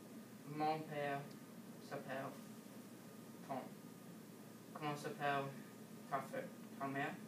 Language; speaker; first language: French; non-native, learner; English